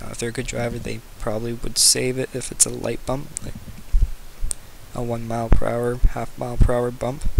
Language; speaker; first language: English; native; English